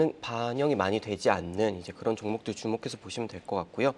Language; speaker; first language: Korean; native; Korean